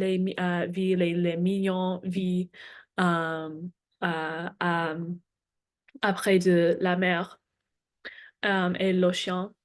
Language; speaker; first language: French; non-native, learner; English